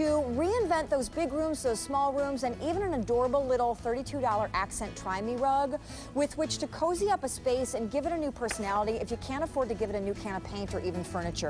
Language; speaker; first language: English; native; English